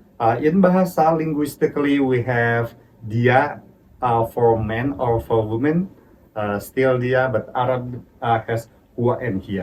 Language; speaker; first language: English; non-native, fluent; Indonesian